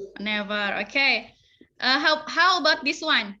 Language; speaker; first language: English; non-native, fluent; Indonesian